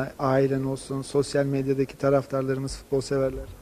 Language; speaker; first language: Turkish; native; Turkish